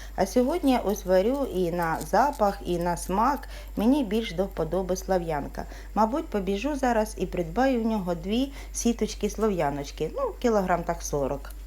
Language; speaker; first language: Ukrainian; native; Ukrainian